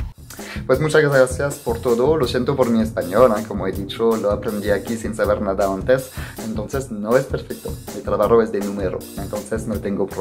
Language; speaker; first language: Spanish; non-native, fluent; French